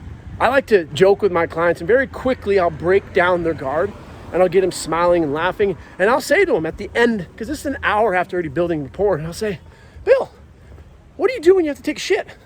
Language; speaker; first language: English; native; English